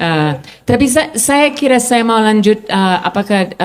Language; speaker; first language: Indonesian; non-native, fluent; English